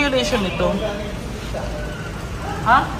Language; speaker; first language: Filipino; native; Filipino